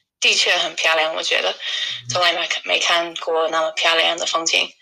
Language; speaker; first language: Chinese; non-native, fluent; English